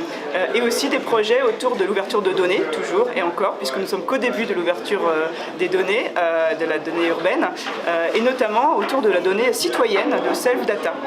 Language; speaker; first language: French; native; French